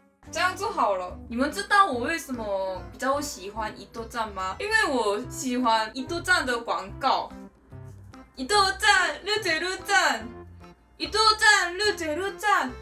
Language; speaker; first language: Chinese; non-native, learner; Korean